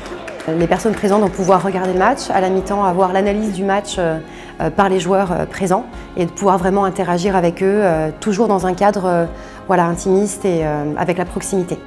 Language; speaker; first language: French; native; French